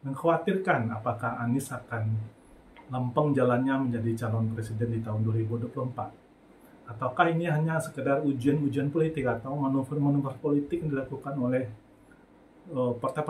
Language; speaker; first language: Indonesian; native; Indonesian